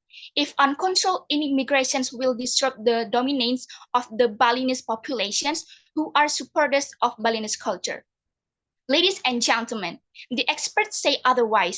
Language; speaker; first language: English; non-native, fluent; Indonesian